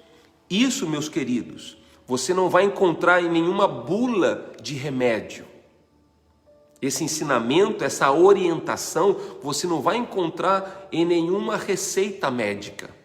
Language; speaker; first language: Portuguese; native; Portuguese